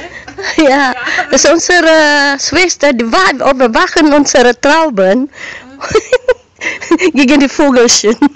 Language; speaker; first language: German; non-native, learner; Filipino